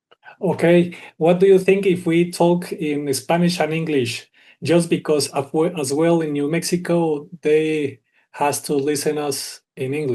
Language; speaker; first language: English; non-native, learner; Spanish